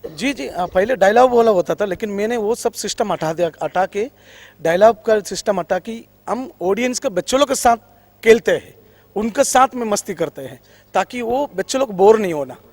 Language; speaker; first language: Hindi; non-native, local second language; Malayalam